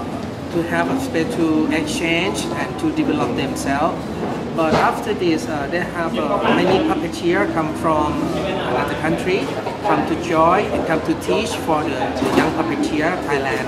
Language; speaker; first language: English; non-native, learner; Thai